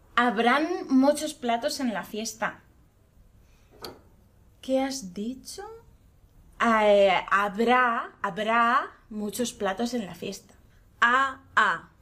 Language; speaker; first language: Spanish; native; Spanish